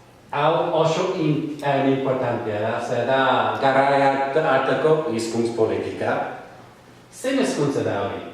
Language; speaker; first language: Basque; non-native, fluent; English